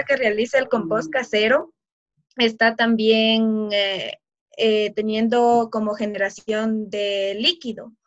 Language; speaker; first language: Spanish; native; Spanish